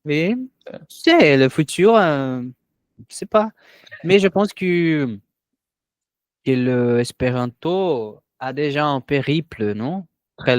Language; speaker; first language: French; non-native, learner; Portuguese